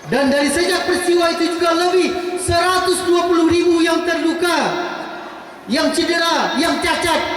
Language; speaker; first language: Indonesian; native; Indonesian